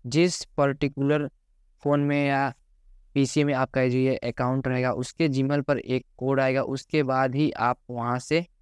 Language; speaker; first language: Hindi; native; Hindi